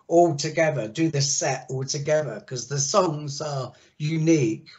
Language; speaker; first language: English; native; English